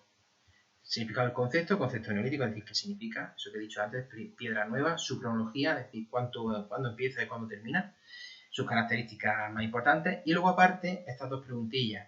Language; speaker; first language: Spanish; native; Spanish